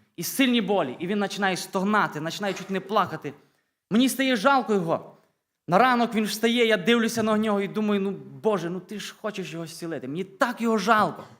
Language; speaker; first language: Ukrainian; native; Ukrainian